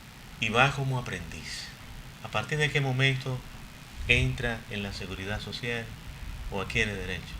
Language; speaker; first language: Spanish; native; Spanish